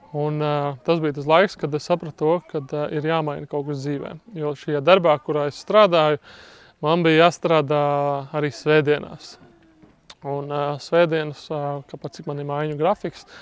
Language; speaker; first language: Latvian; native; Latvian